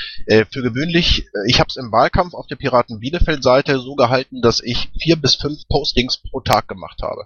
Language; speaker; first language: German; native; German